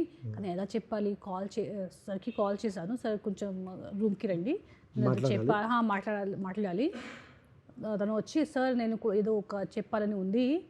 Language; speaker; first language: Telugu; non-native, fluent; Hindi